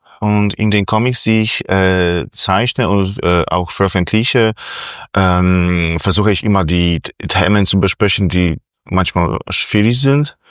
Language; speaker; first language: German; non-native, fluent; Polish